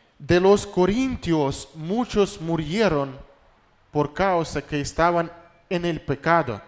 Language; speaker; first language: Spanish; non-native, fluent; Russian